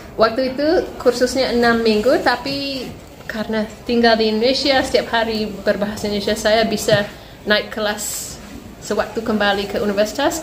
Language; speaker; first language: Indonesian; non-native, fluent; English